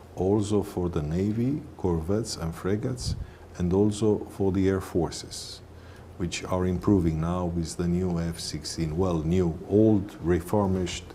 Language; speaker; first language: English; non-native, fluent; Romanian